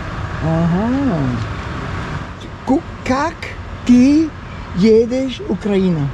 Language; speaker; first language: Russian; non-native, learner; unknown